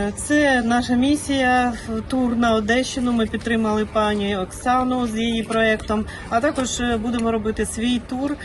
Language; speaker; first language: Ukrainian; native; Ukrainian